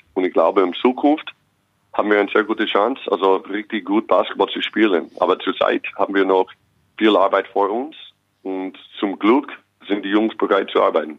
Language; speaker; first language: German; non-native, fluent; English